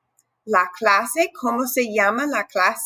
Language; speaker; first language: Spanish; non-native, fluent; English